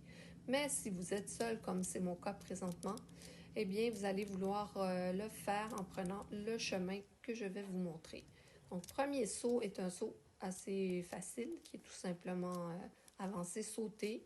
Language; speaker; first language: French; native; French